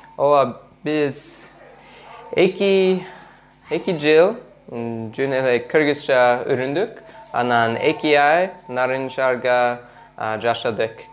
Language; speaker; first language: Kyrgyz; non-native, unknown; English